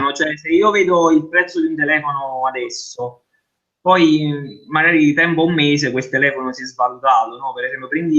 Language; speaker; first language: Italian; native; Italian